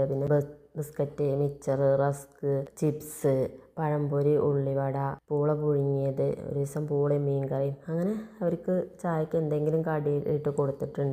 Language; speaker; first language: Malayalam; native; Malayalam